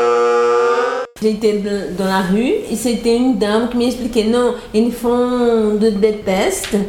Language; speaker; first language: French; non-native, learner; Portuguese